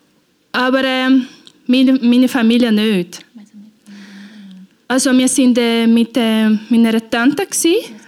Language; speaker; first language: German; non-native, learner; Portuguese